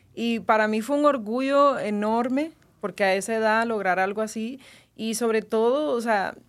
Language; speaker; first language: Spanish; native; Spanish